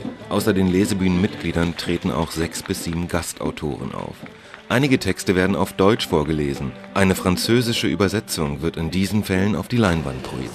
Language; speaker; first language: German; native; German